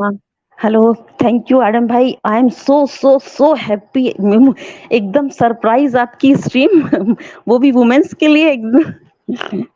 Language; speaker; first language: Hindi; native; Hindi